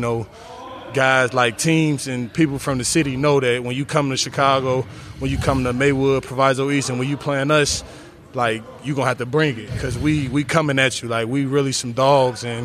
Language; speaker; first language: English; native; English